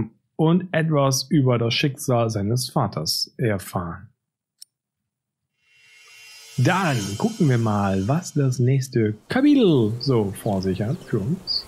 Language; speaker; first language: German; native; German